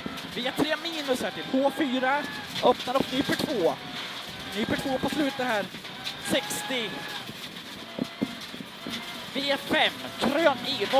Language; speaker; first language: Swedish; native; Swedish